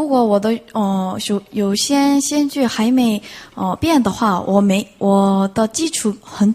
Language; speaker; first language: Chinese; non-native, fluent; Korean